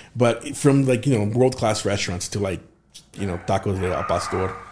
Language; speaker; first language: English; non-native, fluent; Portuguese